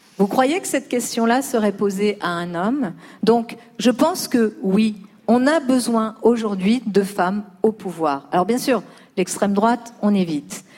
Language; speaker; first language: French; early bilingual, other home language; Spanish